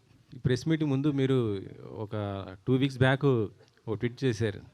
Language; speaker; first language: Telugu; native; Telugu